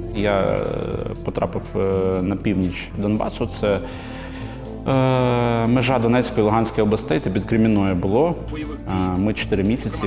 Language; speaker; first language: Ukrainian; native; Ukrainian